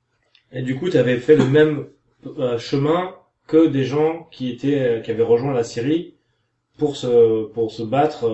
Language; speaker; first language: French; native; French